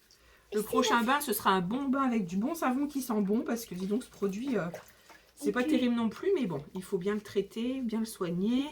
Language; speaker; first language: French; native; French